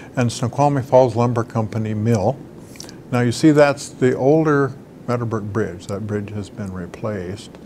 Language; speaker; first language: English; native; English